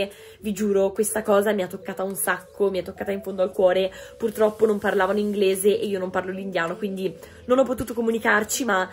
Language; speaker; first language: Italian; native; Italian